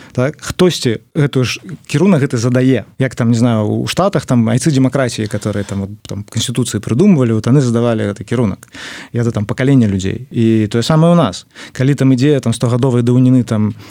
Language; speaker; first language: Belarusian; non-native, local second language; Russian